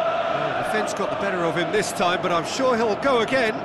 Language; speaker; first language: English; native; English